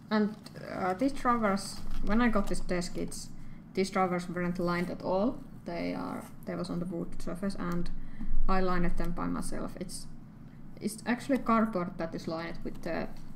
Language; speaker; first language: English; non-native, fluent; Finnish